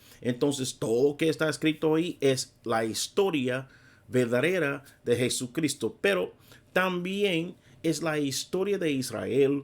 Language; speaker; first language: Spanish; non-native, fluent; English